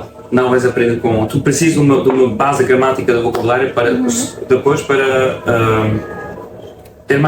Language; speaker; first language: Portuguese; non-native, fluent; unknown